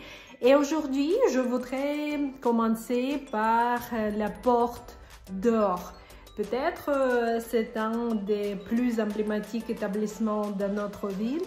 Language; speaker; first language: French; non-native, fluent; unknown